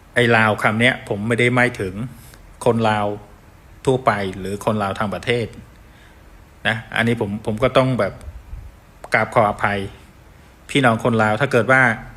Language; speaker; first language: Thai; non-native, fluent; Khmer